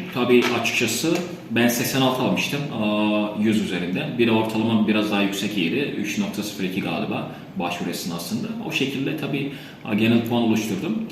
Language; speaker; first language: Turkish; non-native, fluent; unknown